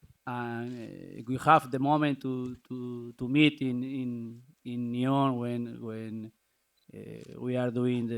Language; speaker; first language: English; non-native, learner; Spanish